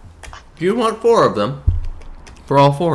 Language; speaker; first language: English; native; English